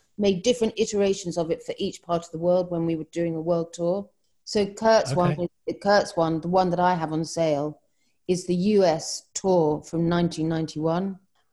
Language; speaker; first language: English; native; English